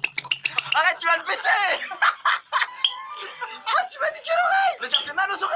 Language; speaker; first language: French; native; French